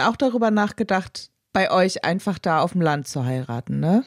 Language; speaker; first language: German; native; German